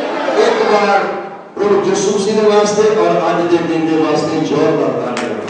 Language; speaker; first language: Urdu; non-native, local second language; Punjabi